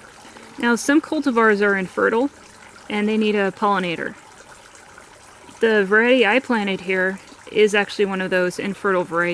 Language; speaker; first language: English; native; English